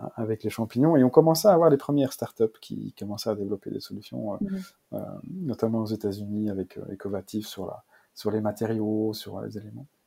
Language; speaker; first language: French; native; French